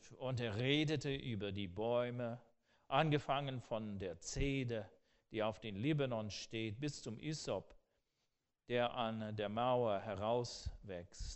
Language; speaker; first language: German; non-native, fluent; English